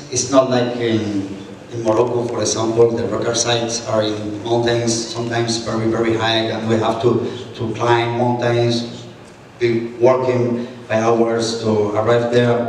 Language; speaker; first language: English; non-native, fluent; Spanish